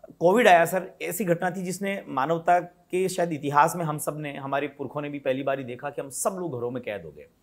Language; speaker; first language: Hindi; native; Hindi